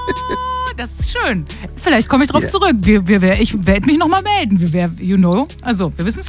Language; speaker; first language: German; native; German